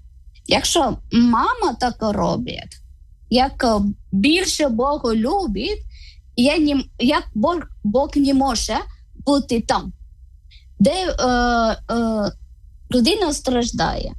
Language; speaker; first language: Ukrainian; non-native, learner; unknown